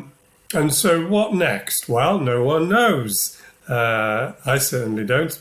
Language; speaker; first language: English; native; English